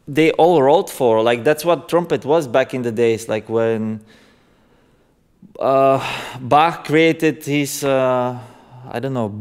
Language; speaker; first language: English; non-native, fluent; Bulgarian